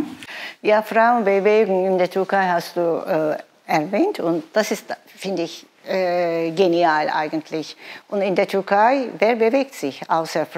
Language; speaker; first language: German; non-native, fluent; Turkish